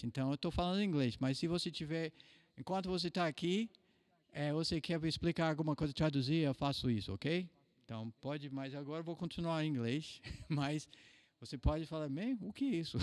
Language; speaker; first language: Portuguese; non-native, fluent; English